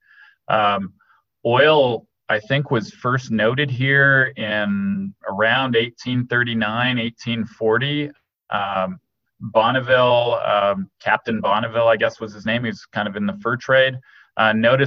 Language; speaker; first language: English; native; English